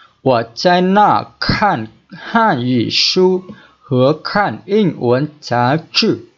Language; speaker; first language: Chinese; non-native, fluent; Vietnamese